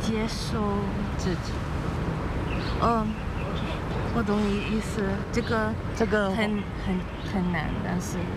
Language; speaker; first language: Chinese; non-native, learner; Dutch